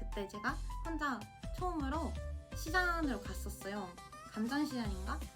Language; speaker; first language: Korean; non-native, fluent; Japanese